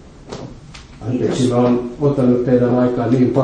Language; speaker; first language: Finnish; non-native, fluent; French